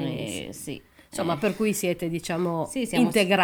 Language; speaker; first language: Italian; native; Italian